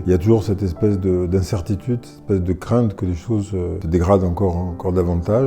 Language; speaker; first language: French; native; French